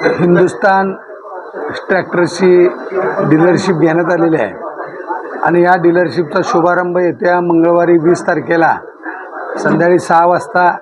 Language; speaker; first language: Marathi; native; Marathi